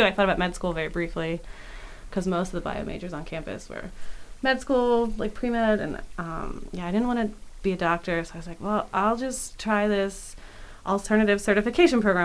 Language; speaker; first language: English; native; English